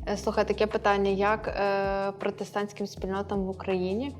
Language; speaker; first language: Ukrainian; non-native, local second language; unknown